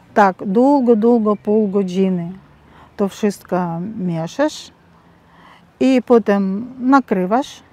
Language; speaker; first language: Polish; non-native, learner; Russian